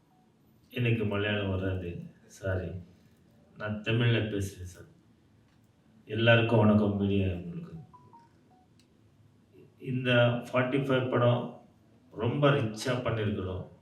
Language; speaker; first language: Tamil; non-native, learner; Kannada